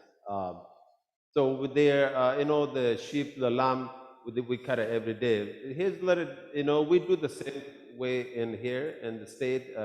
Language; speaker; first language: English; non-native, local second language; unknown